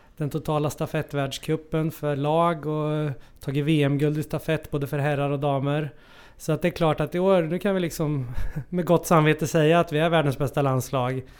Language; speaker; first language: Swedish; native; Swedish